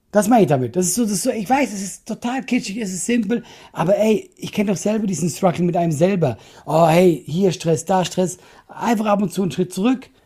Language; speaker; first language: German; non-native, fluent; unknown